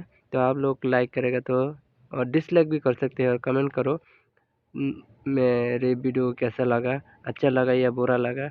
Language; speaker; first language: Hindi; non-native, local second language; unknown